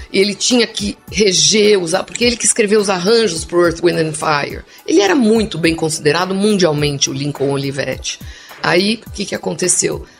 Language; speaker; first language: Portuguese; non-native, local second language; English